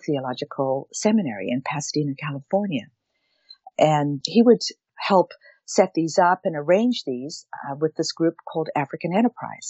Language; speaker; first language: English; native; English